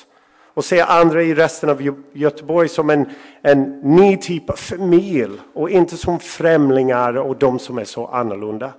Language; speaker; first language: Swedish; non-native, fluent; English